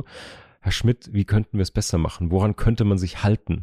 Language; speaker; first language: German; native; German